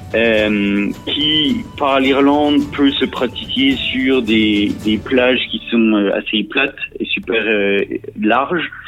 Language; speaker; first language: French; native; French